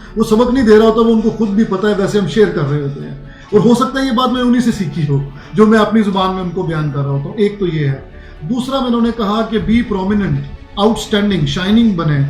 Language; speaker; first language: Urdu; non-native, local second language; Punjabi